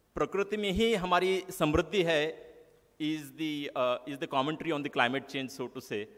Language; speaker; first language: Hindi; non-native, local second language; Marathi